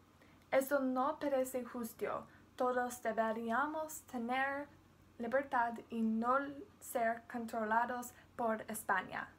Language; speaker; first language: Spanish; non-native, learner; English